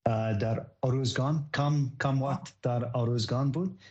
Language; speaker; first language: Persian; non-native, learner; English